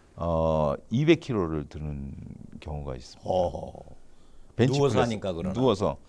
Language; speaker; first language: Korean; native; Korean